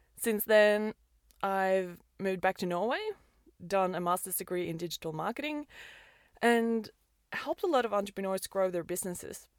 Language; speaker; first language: English; non-native, fluent; Norwegian